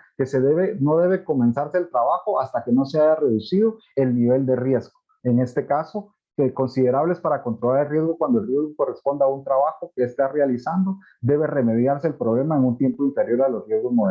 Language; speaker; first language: Spanish; native; Spanish